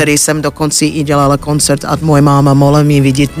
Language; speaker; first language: Czech; non-native, fluent; English